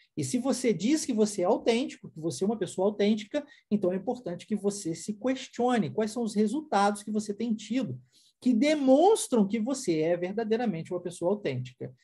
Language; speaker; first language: Portuguese; non-native, fluent; English